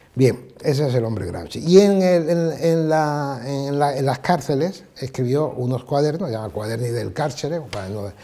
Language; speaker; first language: Spanish; native; Spanish